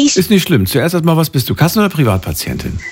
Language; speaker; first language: German; native; German